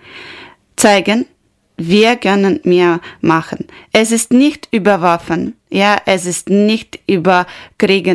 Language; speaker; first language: German; non-native, learner; Ukrainian